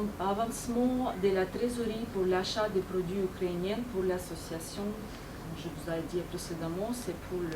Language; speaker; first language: French; non-native, fluent; Ukrainian